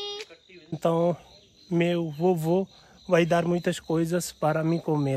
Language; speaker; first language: Portuguese; non-native, learner; Hindi